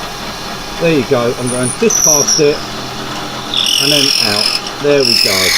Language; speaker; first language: English; native; English